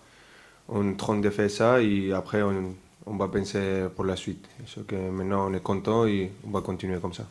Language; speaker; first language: French; non-native, fluent; Spanish